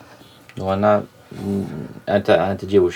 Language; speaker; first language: Russian; non-native, learner; Dutch